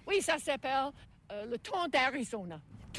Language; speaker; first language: French; non-native, learner; English